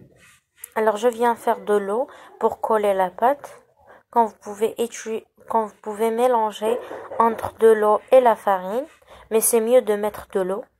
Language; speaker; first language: French; non-native, local second language; Arabic